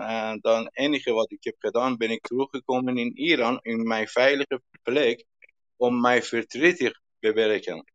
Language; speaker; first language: Dutch; non-native, learner; Persian